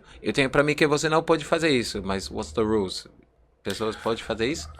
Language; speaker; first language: Portuguese; non-native, learner; English